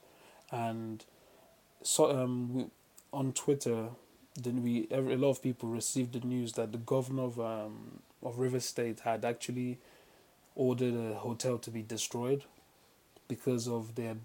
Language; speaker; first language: English; non-native, local second language; Yoruba